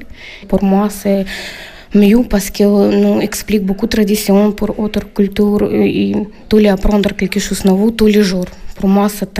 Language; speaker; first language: French; non-native, learner; Ukrainian